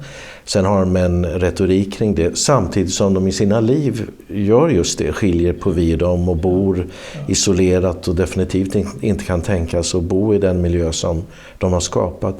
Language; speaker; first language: Swedish; native; Swedish